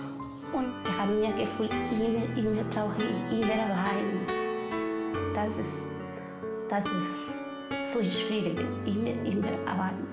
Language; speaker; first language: German; non-native, learner; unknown